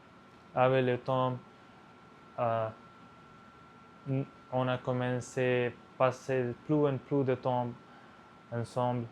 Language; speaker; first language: French; non-native, learner; Punjabi